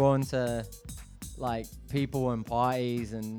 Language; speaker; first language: English; native; English